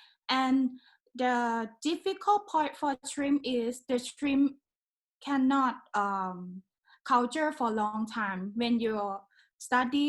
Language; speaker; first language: English; non-native, learner; Thai